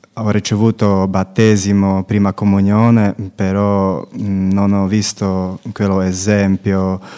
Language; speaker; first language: Italian; non-native, learner; Slovak